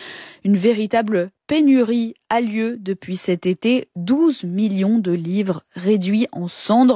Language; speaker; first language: French; native; French